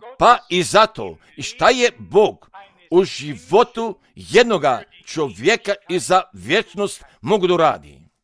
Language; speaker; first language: Serbian; non-native, fluent; German